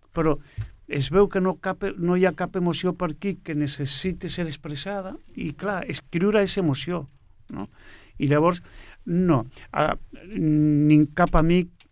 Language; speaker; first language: Catalan; non-native, fluent; Portuguese